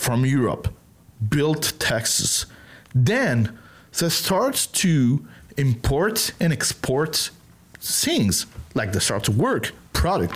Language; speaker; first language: English; non-native, learner; French